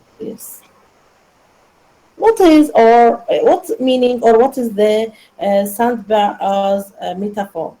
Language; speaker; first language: English; non-native, learner; Arabic